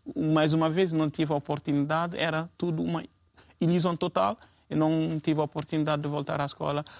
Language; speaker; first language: Portuguese; non-native, fluent; Fula